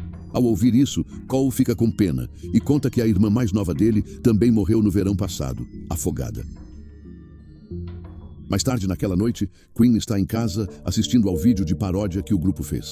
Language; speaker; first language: Portuguese; native; Portuguese